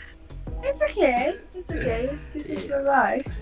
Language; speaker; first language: English; non-native, learner; Persian